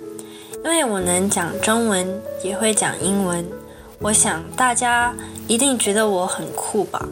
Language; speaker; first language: Chinese; early bilingual, heritage; Chinese